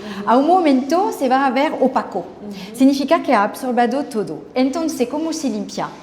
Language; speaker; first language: Spanish; non-native, fluent; French